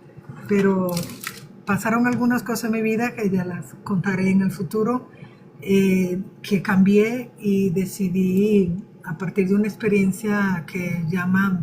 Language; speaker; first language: Spanish; early bilingual, other home language; Portuguese